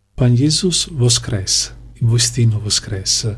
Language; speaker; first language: Ukrainian; non-native, learner; Italian